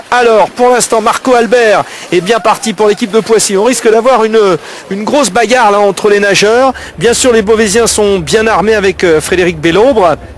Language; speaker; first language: French; native; French